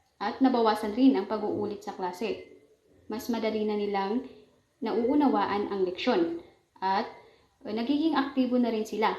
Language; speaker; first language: Filipino; non-native, local second language; Maranao